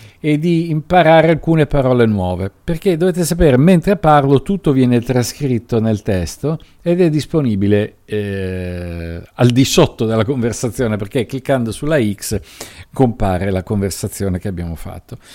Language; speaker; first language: Italian; native; Italian